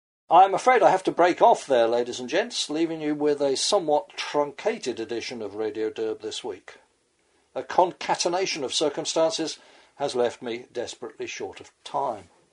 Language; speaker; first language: English; native; English